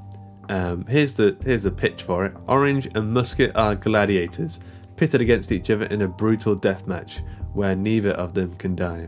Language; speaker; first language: English; native; English